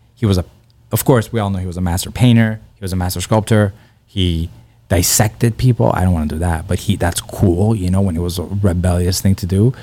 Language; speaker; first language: English; early bilingual, other home language; Persian